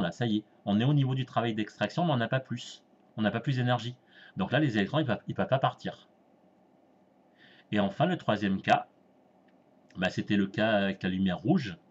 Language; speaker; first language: French; native; French